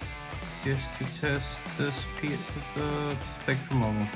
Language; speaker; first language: English; native; English